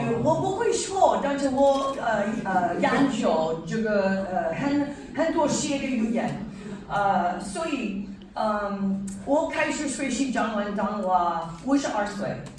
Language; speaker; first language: Chinese; non-native, learner; English